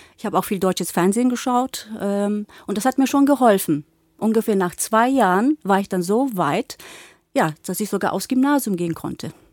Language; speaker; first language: German; early bilingual, other home language; Turkish